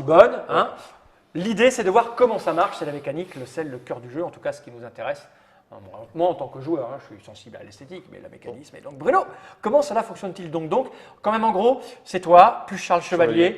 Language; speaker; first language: French; native; French